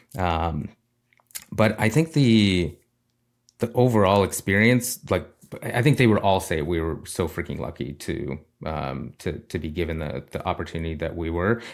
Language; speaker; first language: English; early bilingual, other home language; Russian